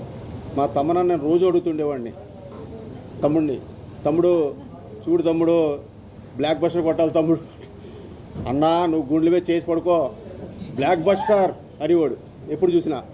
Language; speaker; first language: Telugu; native; Telugu